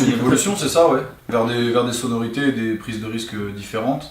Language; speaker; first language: French; native; French